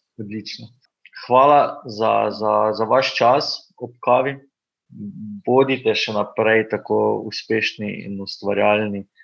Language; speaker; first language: Slovenian; native; Slovenian